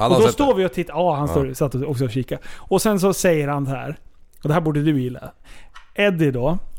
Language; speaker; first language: Swedish; native; Swedish